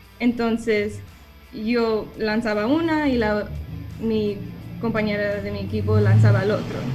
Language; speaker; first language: Spanish; early bilingual, heritage; English